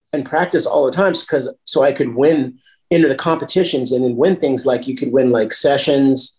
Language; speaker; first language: English; native; English